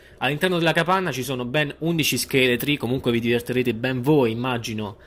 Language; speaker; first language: Italian; native; Italian